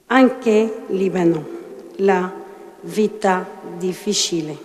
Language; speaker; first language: Italian; non-native, learner; Arabic